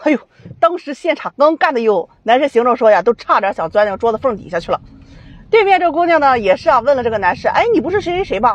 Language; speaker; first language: Chinese; native; Chinese